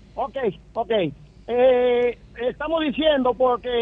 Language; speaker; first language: Spanish; native; Spanish